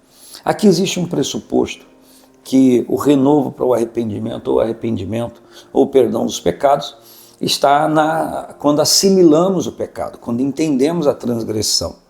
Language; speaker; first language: Portuguese; native; Portuguese